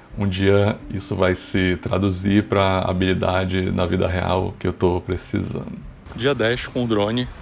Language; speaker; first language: Portuguese; native; Portuguese